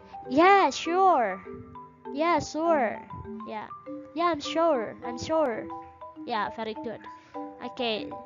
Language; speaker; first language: English; non-native, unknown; Indonesian